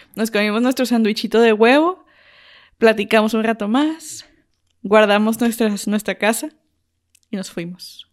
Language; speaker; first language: Spanish; native; Spanish